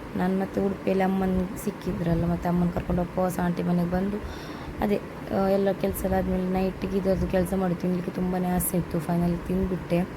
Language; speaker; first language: Kannada; non-native, local second language; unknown